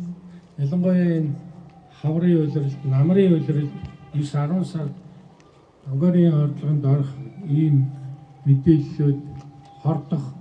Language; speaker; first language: Mongolian; native; Mongolian